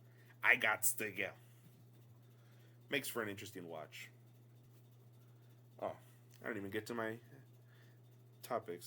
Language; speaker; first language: English; native; English